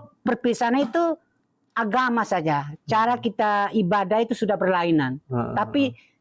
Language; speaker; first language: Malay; non-native, fluent; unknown